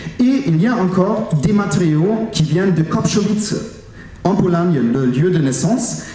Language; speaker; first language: French; non-native, fluent; German